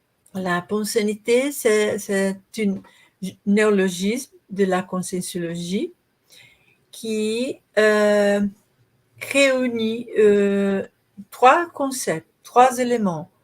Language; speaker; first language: French; non-native, learner; Portuguese